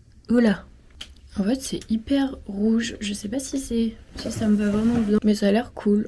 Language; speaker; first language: French; native; French